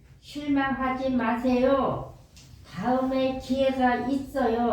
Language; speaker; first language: Korean; non-native, learner; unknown